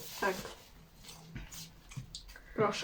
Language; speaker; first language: Polish; native; Polish